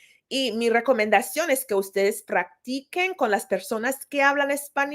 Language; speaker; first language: Spanish; non-native, fluent; English